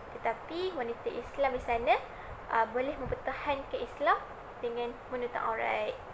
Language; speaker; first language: Malay; native; Malay